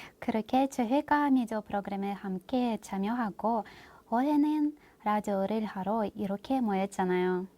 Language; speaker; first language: Korean; non-native, learner; Russian